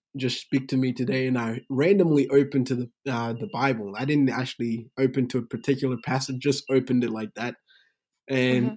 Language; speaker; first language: English; early bilingual, other home language; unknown